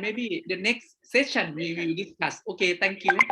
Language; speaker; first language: English; non-native, fluent; Thai